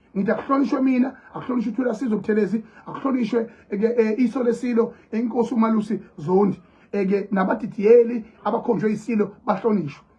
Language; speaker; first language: Zulu; native; Zulu